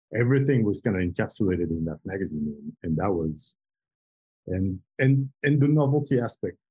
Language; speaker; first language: English; non-native, fluent; French